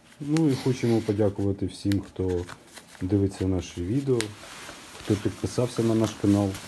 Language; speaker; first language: Ukrainian; non-native, local second language; Russian